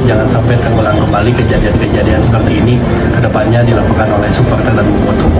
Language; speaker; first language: Indonesian; native; Indonesian